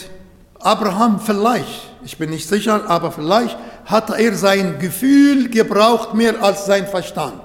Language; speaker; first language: German; non-native, fluent; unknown